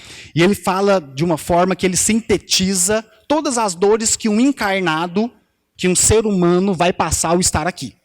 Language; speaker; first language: Portuguese; native; Portuguese